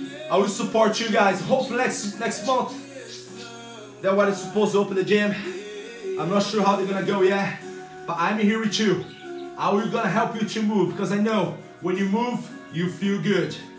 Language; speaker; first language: English; non-native, fluent; Portuguese